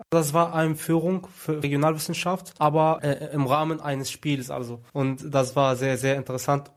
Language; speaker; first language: German; non-native, fluent; Arabic